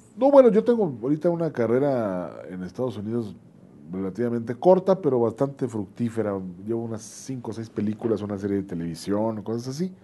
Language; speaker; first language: Spanish; native; Spanish